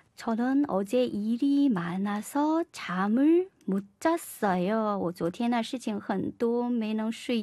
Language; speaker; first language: Korean; non-native, fluent; Chinese